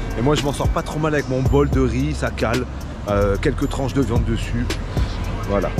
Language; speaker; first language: French; native; French